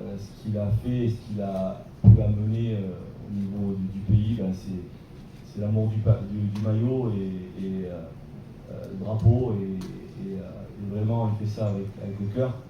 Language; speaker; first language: French; native; French